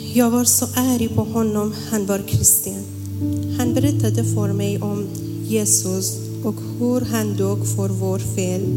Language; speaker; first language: Swedish; non-native, learner; Persian